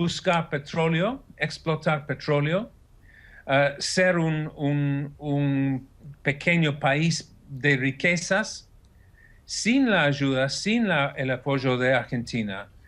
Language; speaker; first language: Spanish; non-native, fluent; English